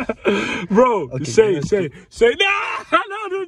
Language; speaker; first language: English; non-native, fluent; Dutch